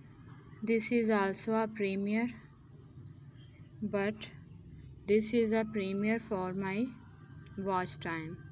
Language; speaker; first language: English; non-native, learner; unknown